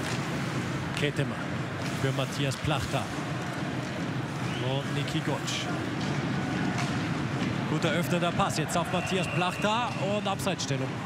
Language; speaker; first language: German; native; German